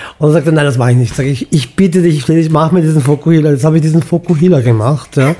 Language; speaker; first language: German; early bilingual, other home language; Croatian